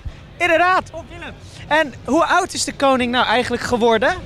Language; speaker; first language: Dutch; native; Dutch